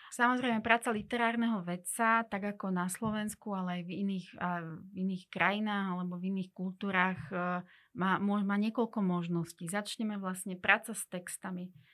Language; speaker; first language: Slovak; non-native, local second language; Hungarian